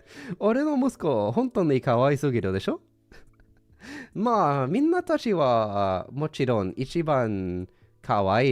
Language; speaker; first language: Japanese; non-native, learner; English